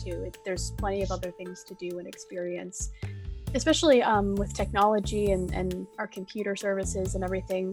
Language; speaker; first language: English; native; English